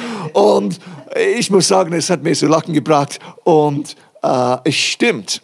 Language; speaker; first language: German; non-native, fluent; English